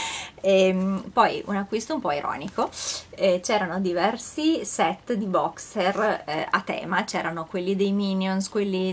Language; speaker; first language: Italian; native; Italian